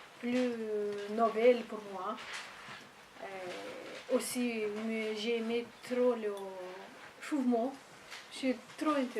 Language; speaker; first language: French; non-native, learner; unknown